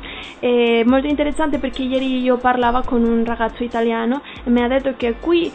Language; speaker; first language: Italian; non-native, learner; Spanish